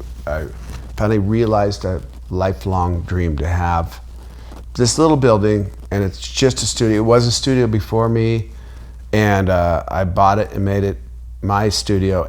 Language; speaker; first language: English; native; English